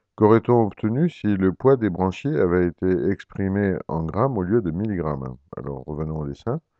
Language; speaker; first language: French; native; French